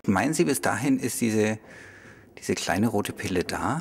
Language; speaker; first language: German; native; German